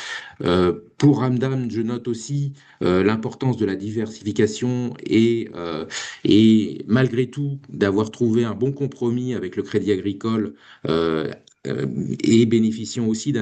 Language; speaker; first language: French; native; French